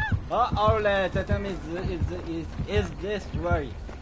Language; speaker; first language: English; non-native, learner; French